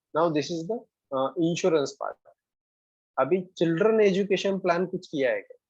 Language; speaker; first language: Hindi; non-native, local second language; Marathi